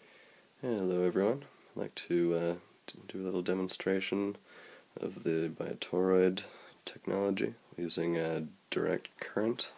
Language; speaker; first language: English; native; English